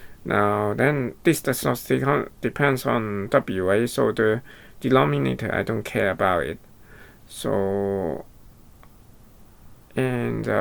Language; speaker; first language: English; non-native, fluent; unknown